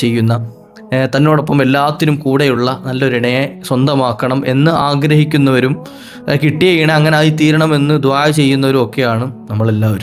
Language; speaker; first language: Malayalam; native; Malayalam